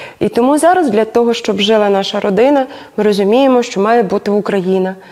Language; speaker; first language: Ukrainian; native; Ukrainian